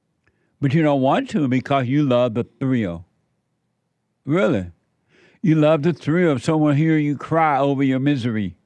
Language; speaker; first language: English; native; English